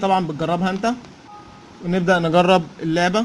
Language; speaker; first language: Arabic; native; Arabic